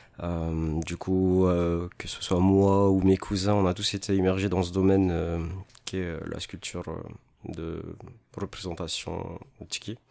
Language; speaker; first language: French; native; French